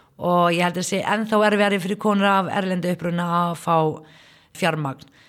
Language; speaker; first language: Icelandic; non-native, fluent; Arabic